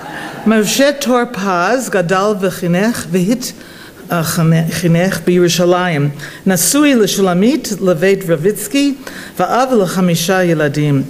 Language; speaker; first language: Hebrew; non-native, fluent; English